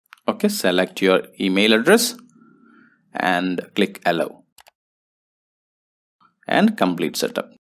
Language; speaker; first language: English; non-native, local second language; Malayalam